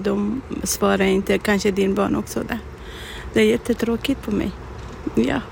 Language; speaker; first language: Swedish; non-native, learner; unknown